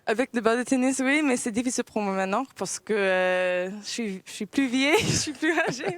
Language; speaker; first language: French; early bilingual, heritage; English